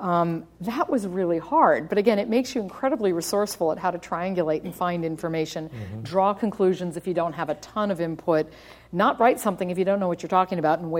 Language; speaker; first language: English; native; English